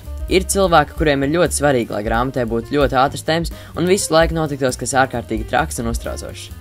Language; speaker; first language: Latvian; native; Latvian